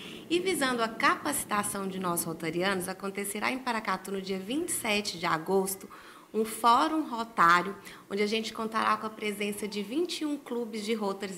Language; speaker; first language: Portuguese; native; Portuguese